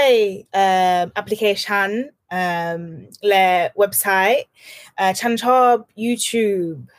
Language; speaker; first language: Thai; non-native, learner; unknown